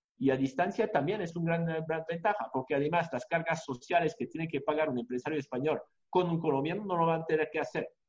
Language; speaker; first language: Spanish; non-native, fluent; French